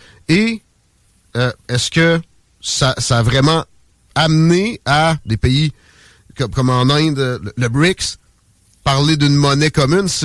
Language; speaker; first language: French; native; French